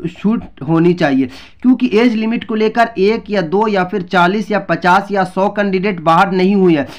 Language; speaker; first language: Hindi; native; Hindi